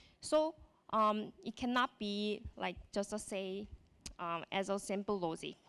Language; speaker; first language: English; non-native, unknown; Korean